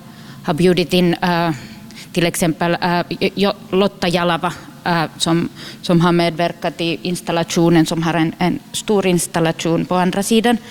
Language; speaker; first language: Swedish; non-native, local second language; Finnish